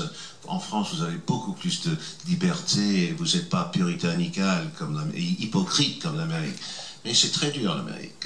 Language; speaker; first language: French; non-native, fluent; English